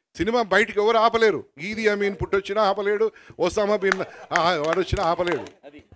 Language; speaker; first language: Telugu; native; Telugu